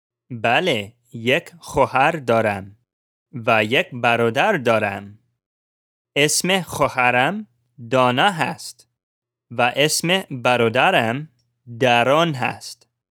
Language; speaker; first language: Persian; non-native, learner; English